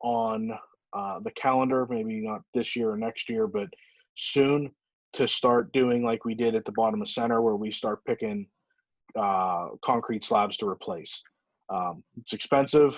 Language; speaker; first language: English; native; English